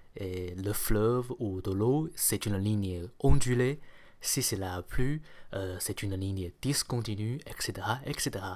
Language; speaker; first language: French; non-native, fluent; Chinese